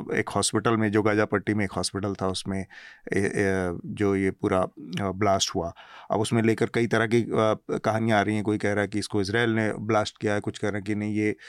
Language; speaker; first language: Hindi; native; Hindi